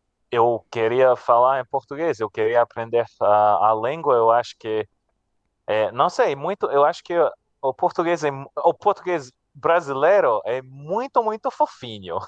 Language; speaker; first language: Portuguese; non-native, learner; English